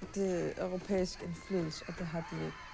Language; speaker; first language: Danish; non-native, local second language; Kalaallisut